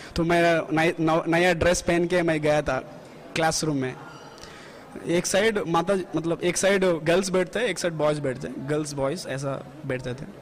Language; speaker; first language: Hindi; non-native, local second language; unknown